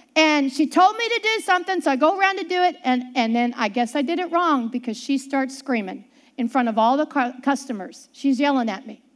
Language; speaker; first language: English; native; English